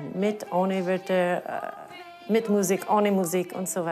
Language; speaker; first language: German; non-native, fluent; English